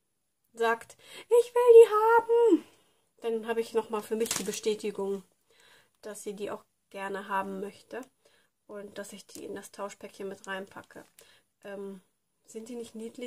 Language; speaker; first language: German; native; German